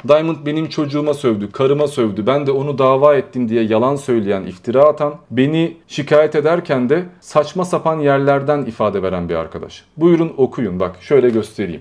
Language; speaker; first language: Turkish; native; Turkish